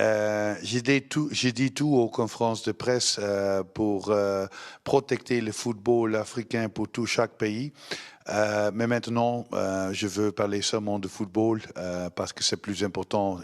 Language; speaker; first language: French; non-native, learner; Dutch